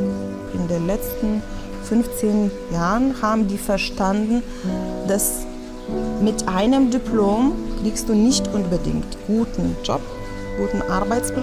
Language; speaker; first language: German; non-native, fluent; Lithuanian